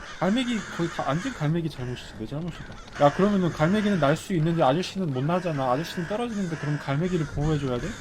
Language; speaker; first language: Korean; non-native, fluent; Finnish